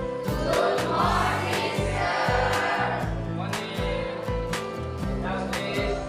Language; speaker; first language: English; non-native, learner; Indonesian